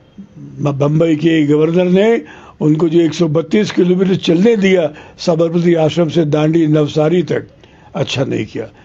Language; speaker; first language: Hindi; non-native, local second language; Telugu